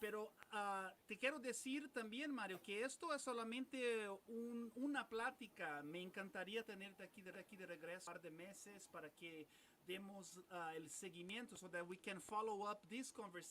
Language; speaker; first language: Spanish; non-native, fluent; Portuguese